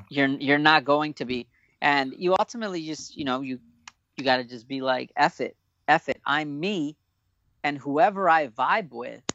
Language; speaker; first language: English; native; English